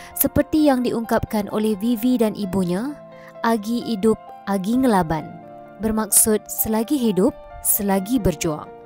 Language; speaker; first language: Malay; native; Malay